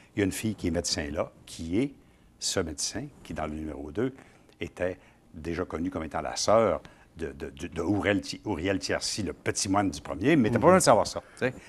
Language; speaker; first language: French; native; French